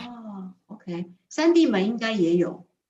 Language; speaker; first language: Chinese; native; Chinese